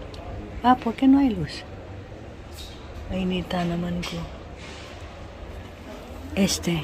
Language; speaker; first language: Spanish; non-native, learner; Indonesian